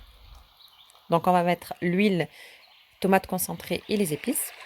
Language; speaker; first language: French; early bilingual, other home language; Turkish